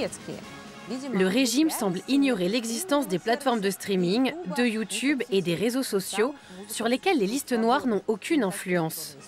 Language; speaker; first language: French; native; French